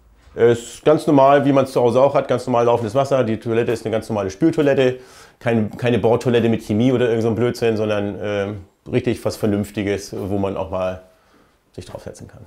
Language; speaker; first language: German; native; German